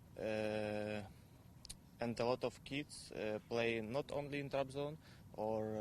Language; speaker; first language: English; non-native, learner; Ukrainian